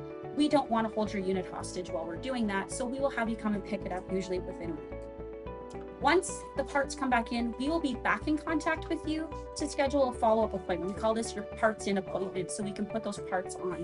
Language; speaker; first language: English; native; English